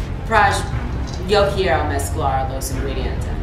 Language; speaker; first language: Spanish; non-native, learner; English